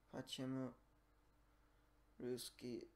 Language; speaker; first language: Russian; non-native, learner; English